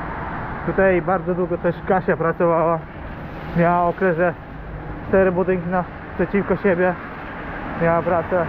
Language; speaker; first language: Polish; native; Polish